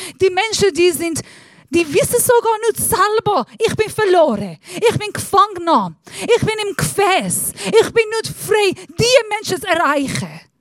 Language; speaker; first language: German; non-native, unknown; Persian